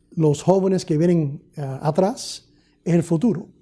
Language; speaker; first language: Spanish; early bilingual, heritage; Spanish